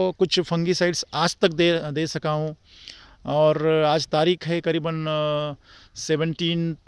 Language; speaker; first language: Hindi; non-native, local second language; Marathi